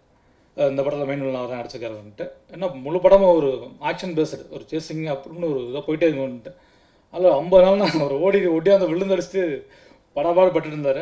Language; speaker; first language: Tamil; native; Tamil